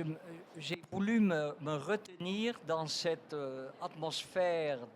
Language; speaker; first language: French; non-native, fluent; Dutch